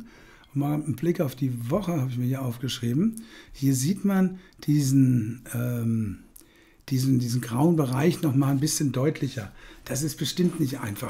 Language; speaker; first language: German; native; German